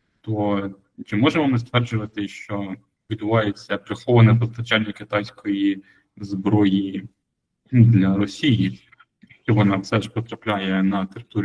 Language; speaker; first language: Ukrainian; native; Ukrainian